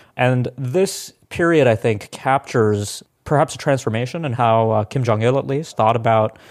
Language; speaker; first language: English; non-native, local second language; Hindi